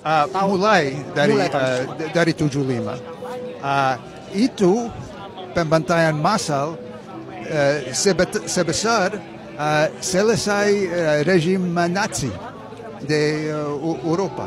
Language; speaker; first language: Indonesian; non-native, fluent; English